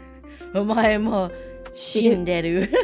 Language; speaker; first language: Japanese; non-native, learner; English